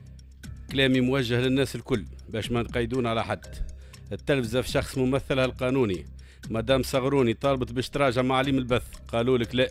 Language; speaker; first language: Arabic; native; Arabic